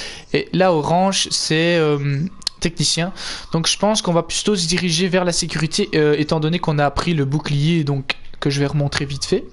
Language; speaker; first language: French; native; French